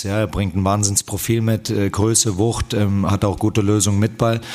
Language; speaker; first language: German; native; German